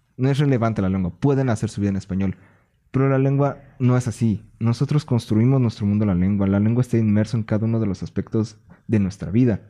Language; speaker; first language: Spanish; native; Spanish